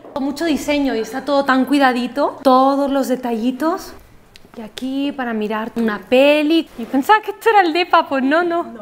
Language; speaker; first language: Spanish; native; Spanish